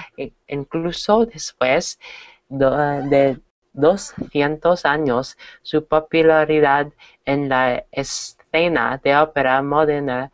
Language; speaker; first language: Spanish; non-native, learner; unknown